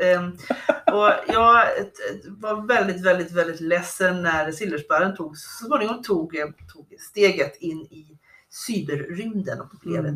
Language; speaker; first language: Swedish; native; Swedish